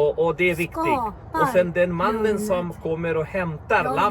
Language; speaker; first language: Swedish; non-native, fluent; Bangla